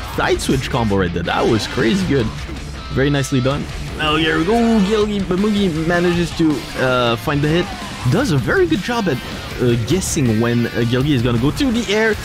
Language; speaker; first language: English; non-native, fluent; French